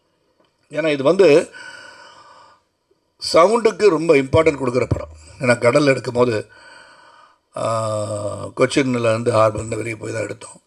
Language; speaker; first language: Tamil; native; Tamil